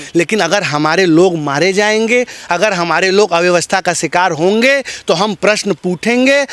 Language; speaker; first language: Hindi; native; Hindi